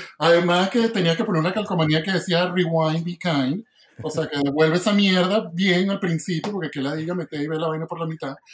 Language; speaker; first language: Spanish; native; Spanish